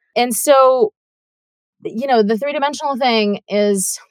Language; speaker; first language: English; non-native, fluent; Russian